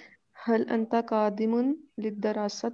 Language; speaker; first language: Arabic; non-native, learner; Urdu